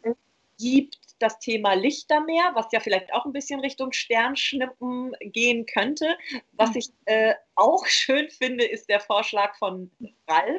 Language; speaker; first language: German; native; German